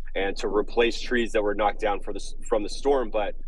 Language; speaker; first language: English; native; English